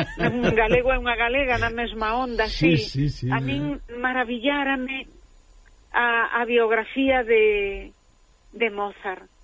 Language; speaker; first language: Galician; native; Galician